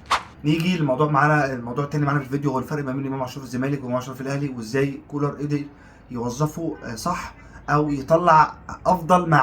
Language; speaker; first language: Arabic; native; Arabic